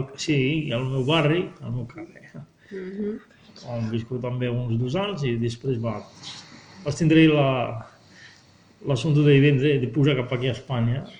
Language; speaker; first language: Catalan; non-native, learner; Arabic